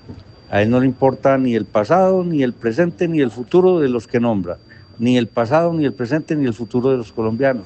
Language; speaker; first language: Spanish; native; Spanish